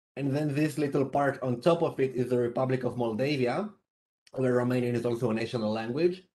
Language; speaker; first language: English; non-native, fluent; Romanian